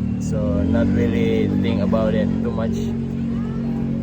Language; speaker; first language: English; non-native, fluent; Indonesian